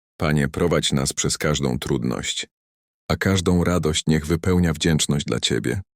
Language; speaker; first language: Polish; native; Polish